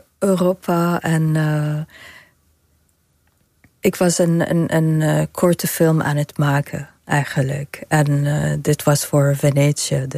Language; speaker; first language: Dutch; non-native, fluent; Arabic